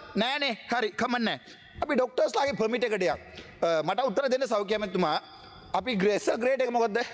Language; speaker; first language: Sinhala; non-native, local second language; Tamil